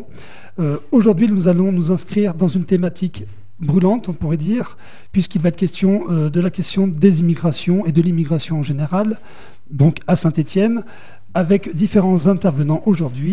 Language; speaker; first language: French; native; French